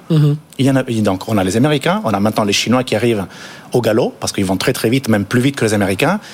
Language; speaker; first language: French; non-native, fluent; Italian